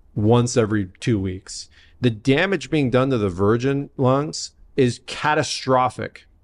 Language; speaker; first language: English; native; English